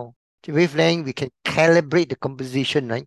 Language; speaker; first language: English; non-native, local second language; Min Nan Chinese